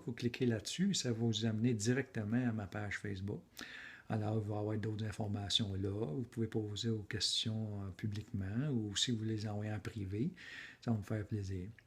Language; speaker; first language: French; native; French